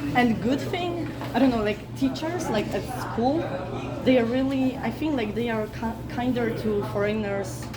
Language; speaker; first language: English; non-native, fluent; Polish